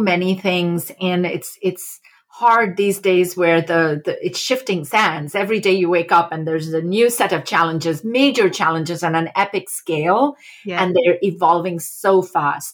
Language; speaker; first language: English; non-native, local second language; Hindi